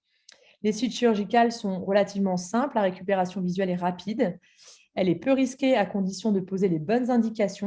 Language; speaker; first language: French; native; French